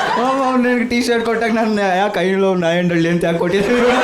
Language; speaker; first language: Kannada; native; Kannada